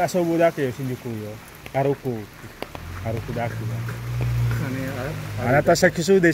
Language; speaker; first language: Japanese; non-native, learner; Indonesian